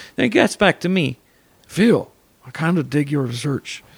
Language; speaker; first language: English; non-native, fluent; Italian